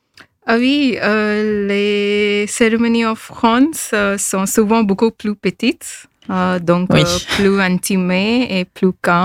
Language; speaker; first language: French; non-native, learner; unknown